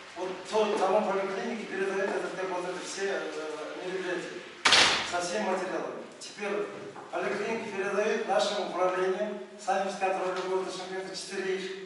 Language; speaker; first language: Russian; non-native, local second language; Kazakh